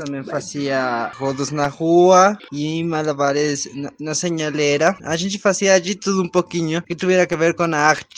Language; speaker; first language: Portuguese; non-native, learner; Spanish